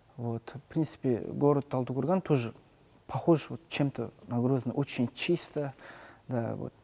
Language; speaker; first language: Russian; non-native, local second language; Kazakh